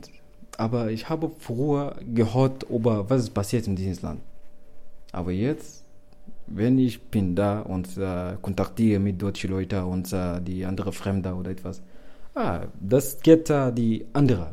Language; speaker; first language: German; non-native, learner; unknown